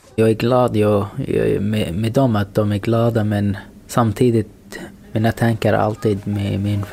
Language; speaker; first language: Swedish; non-native, fluent; Arabic